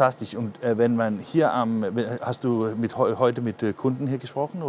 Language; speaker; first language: German; non-native, learner; Danish